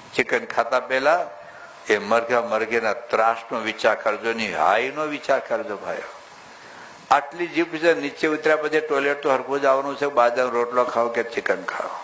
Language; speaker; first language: Gujarati; native; Gujarati